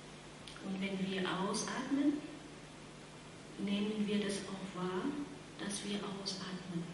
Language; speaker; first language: German; non-native, fluent; Vietnamese